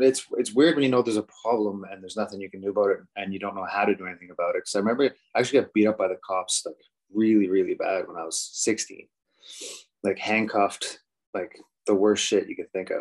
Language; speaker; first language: English; native; English